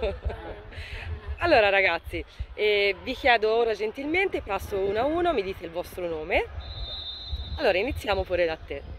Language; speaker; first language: Italian; native; Italian